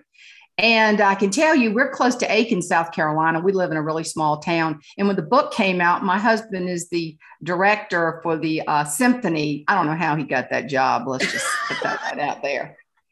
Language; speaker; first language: English; native; English